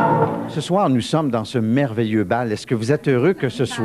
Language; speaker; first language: French; native; French